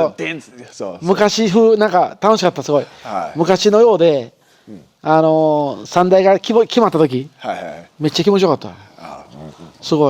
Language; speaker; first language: Japanese; native; Japanese